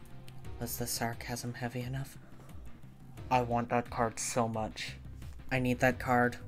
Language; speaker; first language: English; native; English